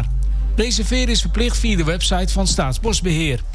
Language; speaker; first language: Dutch; native; Dutch